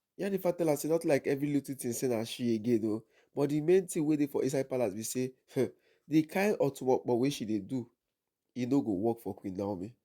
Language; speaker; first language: Nigerian Pidgin; non-native, local second language; Yoruba